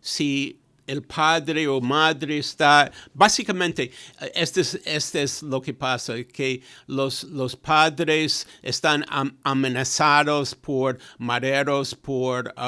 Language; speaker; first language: Spanish; non-native, fluent; English